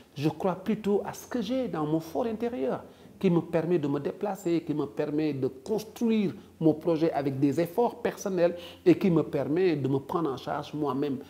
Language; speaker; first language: French; non-native, local second language; Wolof